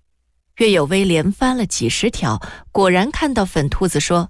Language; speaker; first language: Chinese; native; Chinese